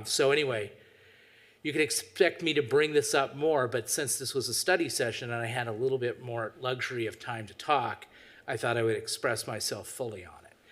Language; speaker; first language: English; native; English